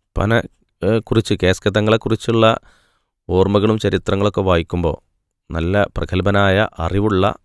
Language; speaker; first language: Malayalam; native; Malayalam